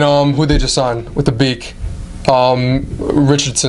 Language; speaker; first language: English; native; English